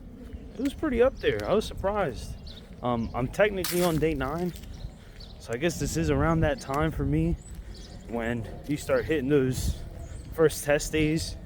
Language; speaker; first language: English; native; English